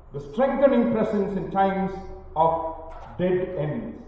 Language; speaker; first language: English; non-native, local second language; Malayalam